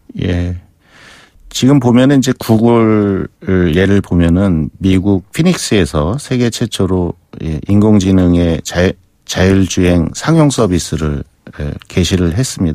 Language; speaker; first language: Korean; native; Korean